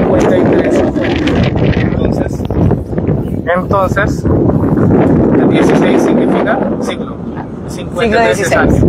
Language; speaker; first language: Spanish; non-native, learner; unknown